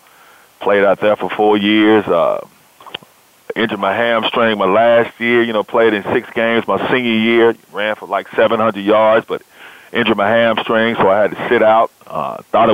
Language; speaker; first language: English; native; English